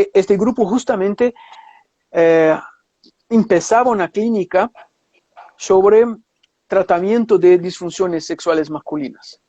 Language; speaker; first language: Spanish; non-native, fluent; Portuguese